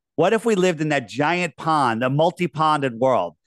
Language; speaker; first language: English; native; English